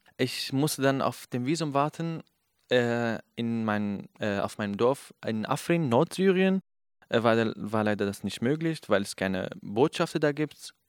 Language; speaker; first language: German; non-native, fluent; Kurdish